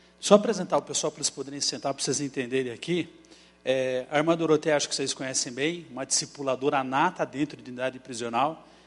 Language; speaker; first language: Portuguese; native; Portuguese